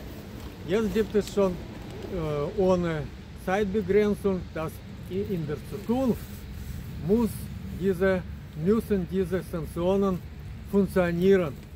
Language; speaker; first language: German; non-native, fluent; Russian